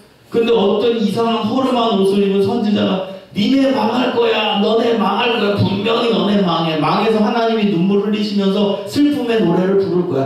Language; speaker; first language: Korean; native; Korean